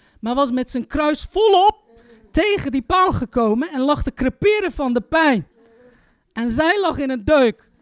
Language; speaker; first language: Dutch; early bilingual, other home language; Turkish